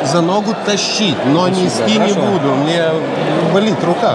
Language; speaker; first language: Russian; non-native, local second language; Lithuanian